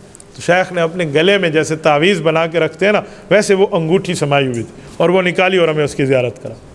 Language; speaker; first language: Urdu; native; Urdu